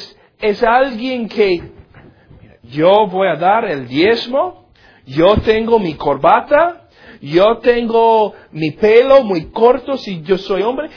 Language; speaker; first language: Spanish; non-native, learner; English